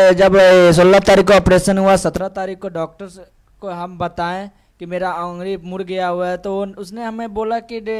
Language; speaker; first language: Hindi; native; Hindi